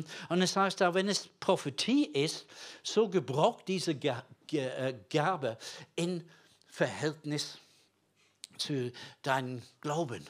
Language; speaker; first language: German; non-native, fluent; English